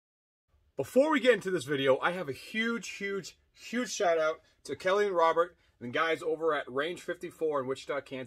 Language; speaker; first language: English; native; English